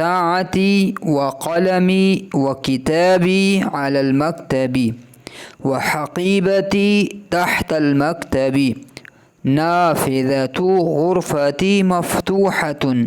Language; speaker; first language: Arabic; non-native, fluent; Urdu